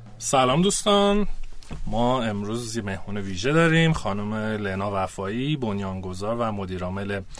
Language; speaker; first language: Persian; native; Persian